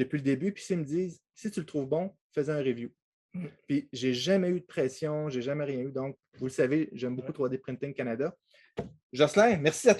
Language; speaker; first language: French; native; French